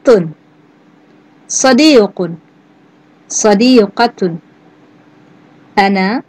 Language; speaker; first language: Arabic; non-native, learner; Indonesian